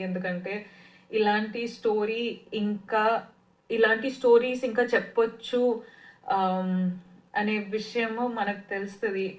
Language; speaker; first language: Telugu; non-native, fluent; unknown